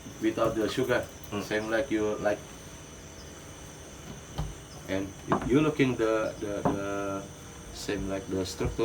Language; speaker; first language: English; non-native, learner; Indonesian